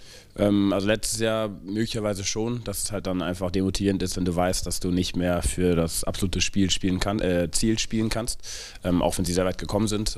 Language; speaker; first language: German; native; German